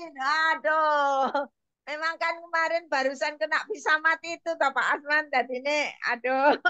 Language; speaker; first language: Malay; non-native, local second language; Javanese